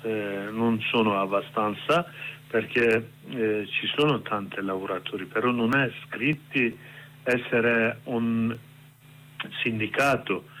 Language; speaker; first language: Italian; non-native, learner; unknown